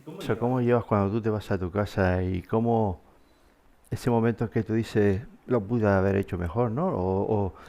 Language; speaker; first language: Spanish; native; Spanish